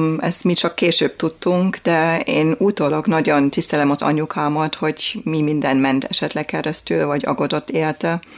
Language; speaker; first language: Hungarian; non-native, fluent; German